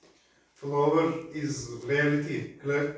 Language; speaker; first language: English; non-native, learner; Turkish